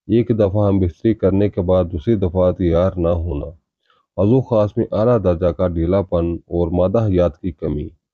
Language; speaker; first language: Urdu; native; Urdu